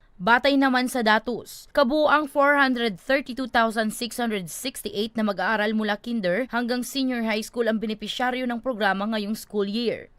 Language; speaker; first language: Filipino; non-native, local second language; Bikol